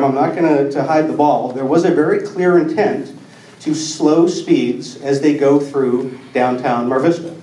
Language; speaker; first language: English; native; English